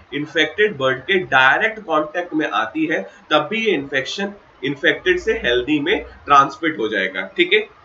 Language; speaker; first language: Hindi; native; Hindi